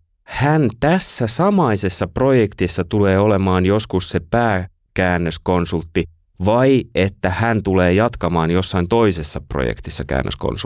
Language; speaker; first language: Finnish; native; Finnish